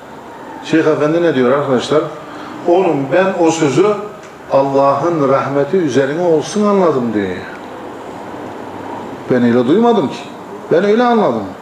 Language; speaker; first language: Turkish; native; Turkish